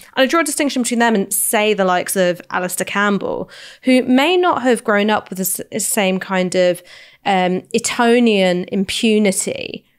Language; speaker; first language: English; native; English